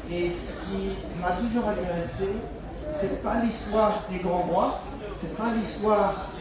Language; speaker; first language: French; non-native, fluent; German